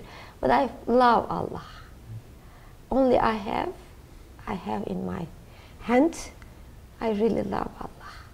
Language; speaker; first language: English; non-native, learner; Turkish